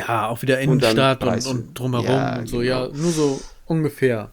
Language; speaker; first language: German; native; German